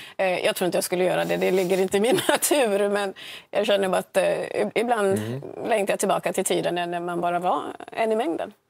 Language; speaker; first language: Swedish; early bilingual, other home language; Swahili